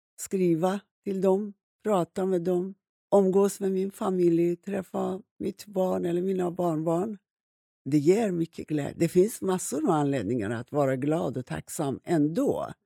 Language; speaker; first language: Swedish; non-native, fluent; Persian